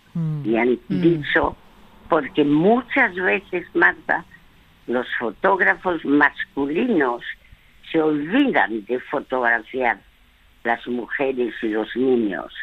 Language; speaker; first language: Spanish; early bilingual, other home language; French